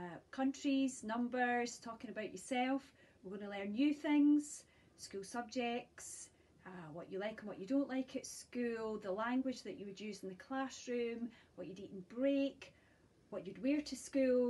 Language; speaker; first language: English; native; English